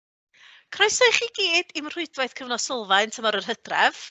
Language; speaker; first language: Welsh; native; Welsh